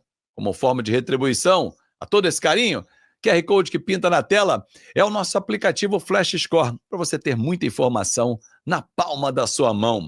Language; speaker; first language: Portuguese; native; Portuguese